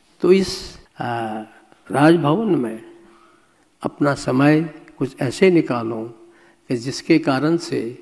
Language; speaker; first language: Hindi; native; Hindi